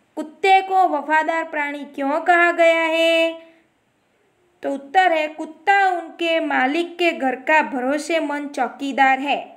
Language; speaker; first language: Hindi; non-native, local second language; Gujarati